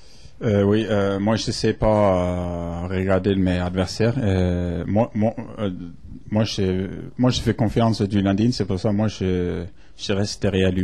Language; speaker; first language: French; non-native, fluent; Norwegian